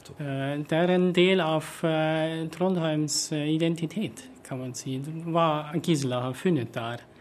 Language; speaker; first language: Norwegian; non-native, learner; German